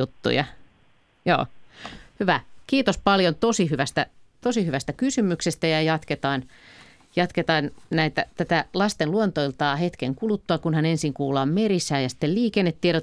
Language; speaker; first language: Finnish; native; Finnish